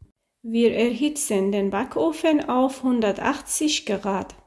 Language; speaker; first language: German; non-native, fluent; Persian